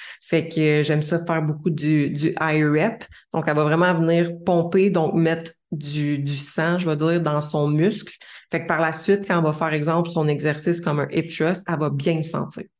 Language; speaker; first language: French; native; French